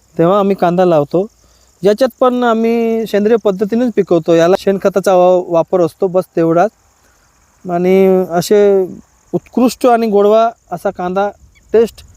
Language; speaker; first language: Marathi; non-native, local second language; Bhili